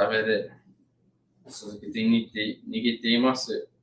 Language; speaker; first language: Japanese; non-native, learner; English